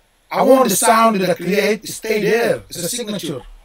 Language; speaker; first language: English; non-native, fluent; Indonesian